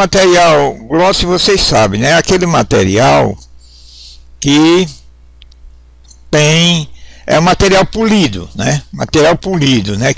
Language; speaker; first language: Portuguese; native; Portuguese